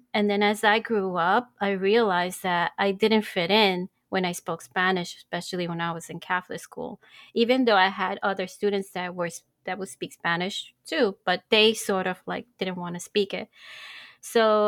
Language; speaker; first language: English; early bilingual, other home language; Spanish